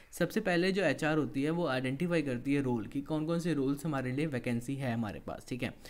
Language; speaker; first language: Hindi; native; Hindi